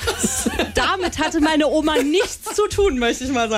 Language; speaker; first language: German; native; German